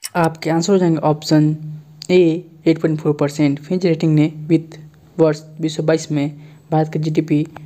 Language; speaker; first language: Hindi; native; Hindi